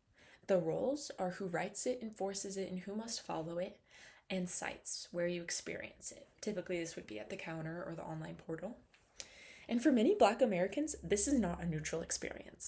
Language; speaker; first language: English; native; English